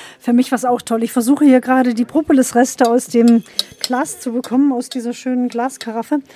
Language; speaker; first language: German; native; German